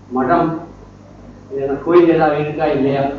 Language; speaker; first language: Tamil; non-native, learner; Kannada